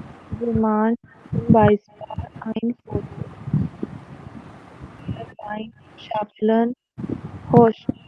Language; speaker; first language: German; non-native, learner; Hindi